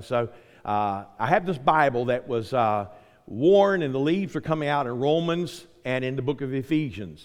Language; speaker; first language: English; native; English